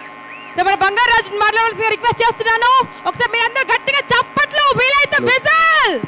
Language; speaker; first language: Telugu; native; Telugu